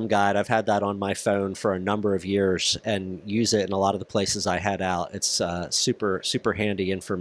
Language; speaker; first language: English; native; English